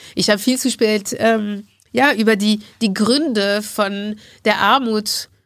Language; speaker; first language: German; non-native, fluent; French